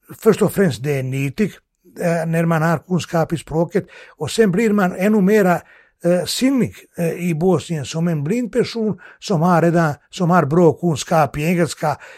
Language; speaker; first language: Swedish; non-native, fluent; Bosnian